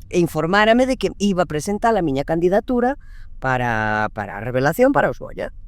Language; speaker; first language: Galician; non-native, local second language; Spanish